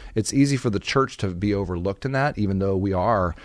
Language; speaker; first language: English; native; English